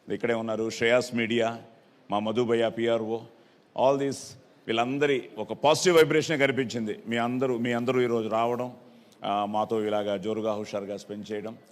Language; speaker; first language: Telugu; native; Telugu